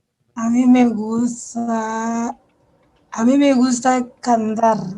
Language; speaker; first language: Spanish; non-native, learner; English